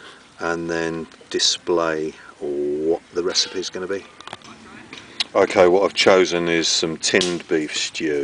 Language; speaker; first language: English; native; English